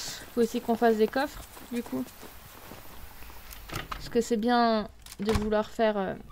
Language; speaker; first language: French; native; French